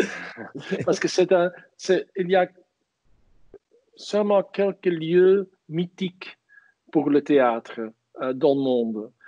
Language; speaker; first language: French; non-native, fluent; Dutch